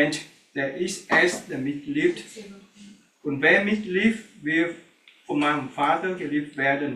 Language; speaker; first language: German; non-native, learner; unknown